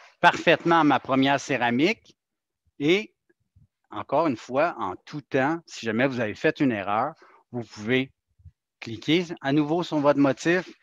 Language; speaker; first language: French; native; French